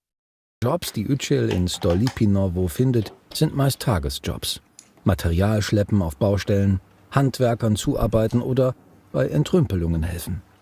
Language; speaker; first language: German; native; German